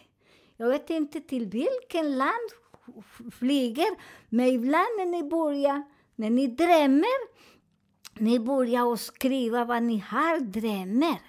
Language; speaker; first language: Swedish; non-native, learner; Spanish